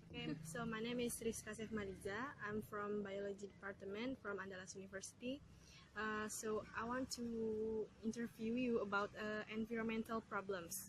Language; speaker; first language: English; non-native, learner; Indonesian